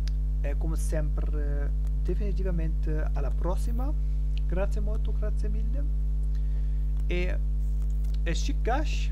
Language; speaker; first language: Italian; non-native, learner; German